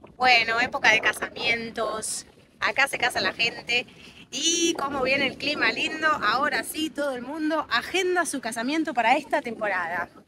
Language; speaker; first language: Spanish; native; Spanish